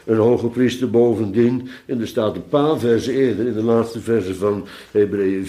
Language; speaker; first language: Dutch; native; Dutch